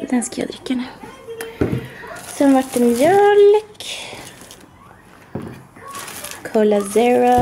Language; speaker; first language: Swedish; native; Swedish